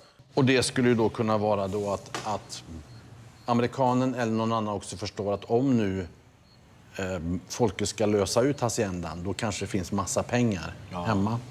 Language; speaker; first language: Swedish; native; Swedish